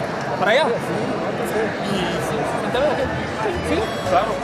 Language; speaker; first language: Spanish; non-native, learner; Korean